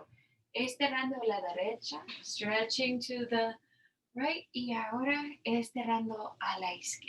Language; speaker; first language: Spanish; non-native, learner; English